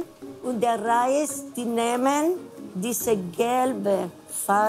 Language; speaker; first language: German; non-native, learner; Spanish